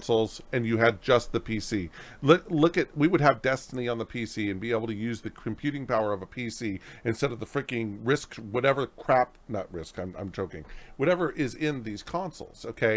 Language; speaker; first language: English; native; English